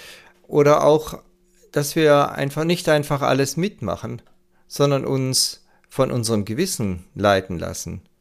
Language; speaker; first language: German; native; German